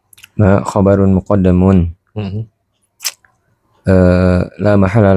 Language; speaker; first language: Arabic; non-native, learner; Indonesian